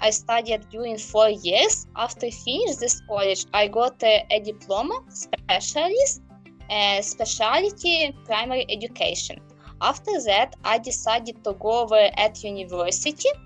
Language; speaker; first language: English; non-native, learner; Ukrainian